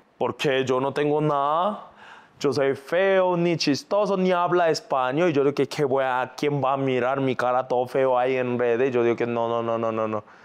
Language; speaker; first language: Spanish; non-native, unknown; Korean